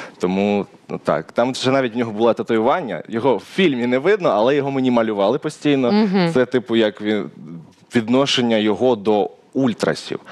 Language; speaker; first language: Ukrainian; native; Ukrainian